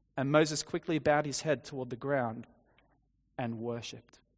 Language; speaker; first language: English; native; English